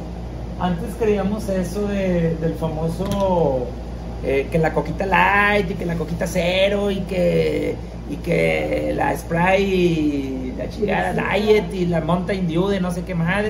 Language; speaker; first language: Spanish; native; Spanish